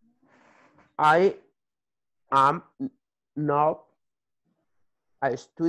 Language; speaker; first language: English; non-native, learner; Spanish